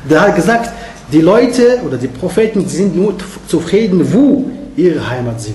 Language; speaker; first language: German; non-native, fluent; Arabic